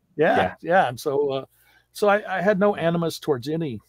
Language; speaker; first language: English; native; English